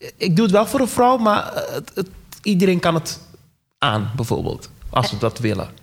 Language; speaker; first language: Dutch; non-native, local second language; Papiamento